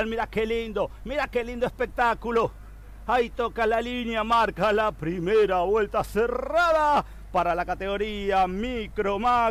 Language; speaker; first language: Spanish; native; Spanish